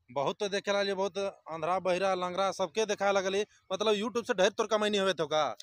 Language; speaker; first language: Hindi; non-native, local second language; Magahi